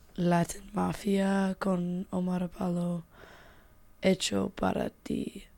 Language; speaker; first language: Spanish; non-native, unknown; English